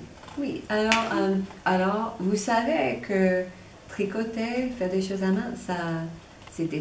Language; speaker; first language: French; non-native, fluent; English